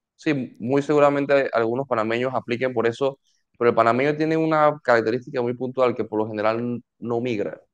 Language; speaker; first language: Spanish; native; Spanish